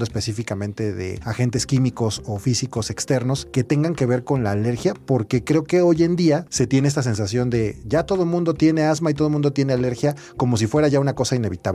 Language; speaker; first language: Spanish; native; Spanish